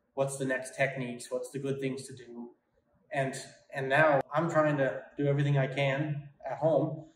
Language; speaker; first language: English; native; English